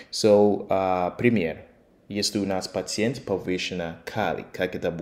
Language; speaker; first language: Russian; non-native, fluent; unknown